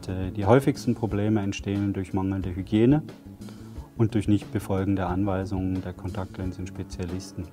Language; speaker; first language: German; native; German